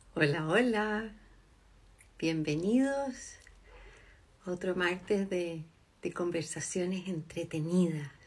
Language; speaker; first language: Spanish; native; Spanish